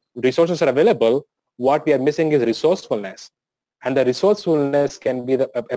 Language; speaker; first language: English; non-native, local second language; Telugu